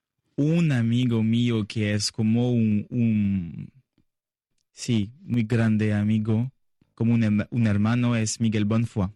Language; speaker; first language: Spanish; non-native, learner; French